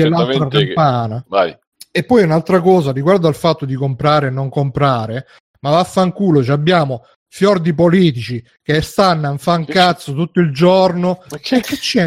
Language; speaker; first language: Italian; native; Italian